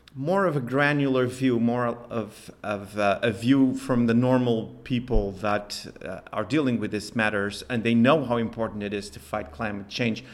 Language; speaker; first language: English; non-native, fluent; Spanish